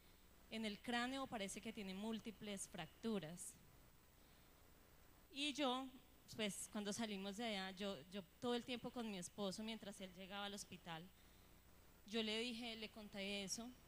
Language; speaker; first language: Spanish; native; Spanish